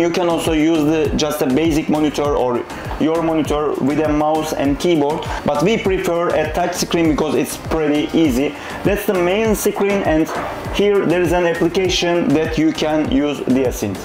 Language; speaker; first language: English; non-native, fluent; Turkish